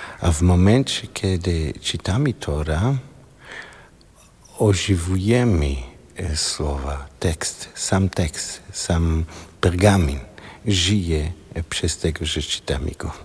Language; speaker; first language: Polish; non-native, learner; Hebrew